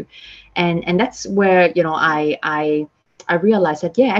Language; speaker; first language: English; non-native, local second language; Cantonese